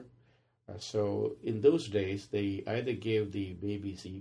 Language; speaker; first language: English; non-native, local second language; Telugu